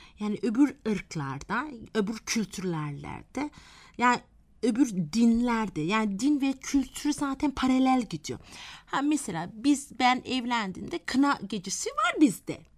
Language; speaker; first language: Turkish; non-native, fluent; Malay